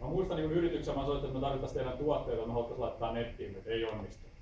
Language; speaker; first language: Finnish; native; Finnish